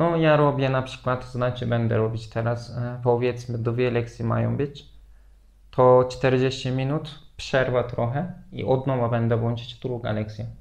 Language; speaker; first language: Polish; non-native, fluent; Turkish